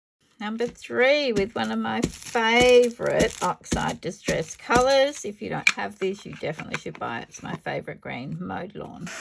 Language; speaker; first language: English; native; English